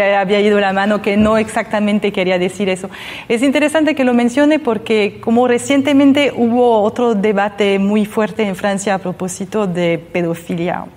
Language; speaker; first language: Spanish; non-native, fluent; French